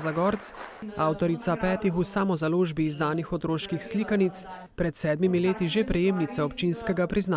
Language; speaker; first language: Slovenian; native; Slovenian